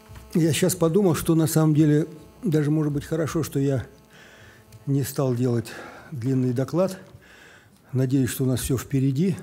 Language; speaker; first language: Russian; native; Russian